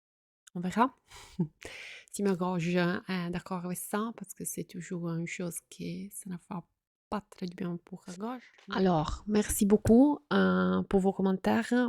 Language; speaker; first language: French; non-native, fluent; Italian